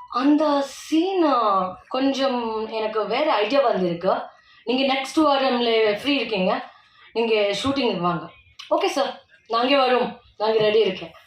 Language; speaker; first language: Tamil; non-native, learner; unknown